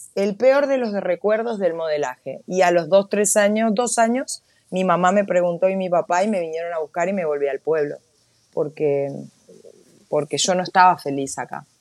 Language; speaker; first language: Spanish; native; Spanish